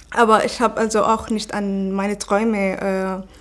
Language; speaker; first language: German; non-native, fluent; Arabic